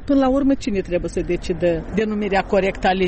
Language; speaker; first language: Romanian; native; Romanian